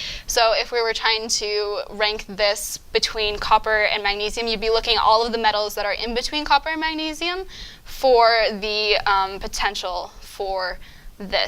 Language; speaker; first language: English; native; English